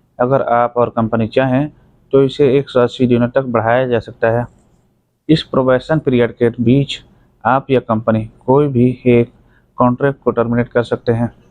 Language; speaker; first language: Hindi; native; Hindi